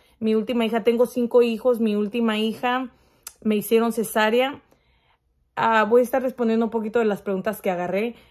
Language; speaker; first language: Spanish; early bilingual, heritage; Spanish